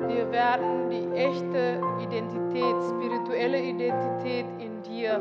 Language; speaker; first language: German; non-native, learner; Indonesian